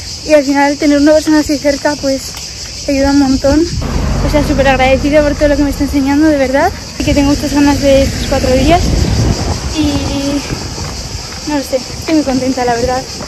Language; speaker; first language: Spanish; native; Spanish